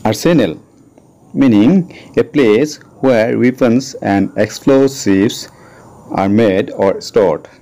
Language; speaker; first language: English; non-native, local second language; Assamese